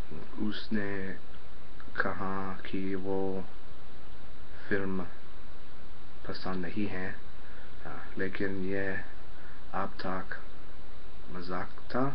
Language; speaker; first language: Hindi; non-native, learner; English